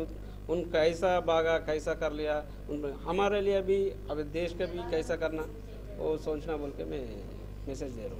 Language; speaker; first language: Hindi; non-native, local second language; Marathi